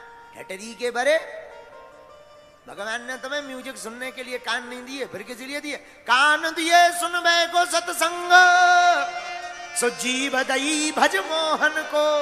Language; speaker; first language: Hindi; native; Hindi